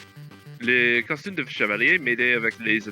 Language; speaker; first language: French; non-native, learner; English